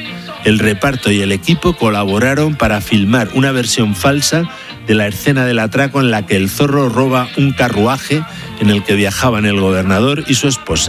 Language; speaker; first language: Spanish; native; Spanish